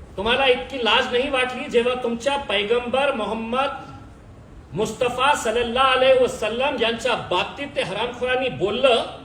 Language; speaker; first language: Marathi; non-native, local second language; Urdu